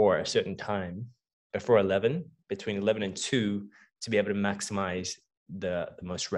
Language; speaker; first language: English; native; English